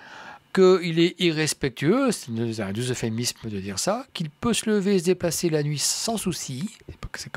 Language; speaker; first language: French; native; French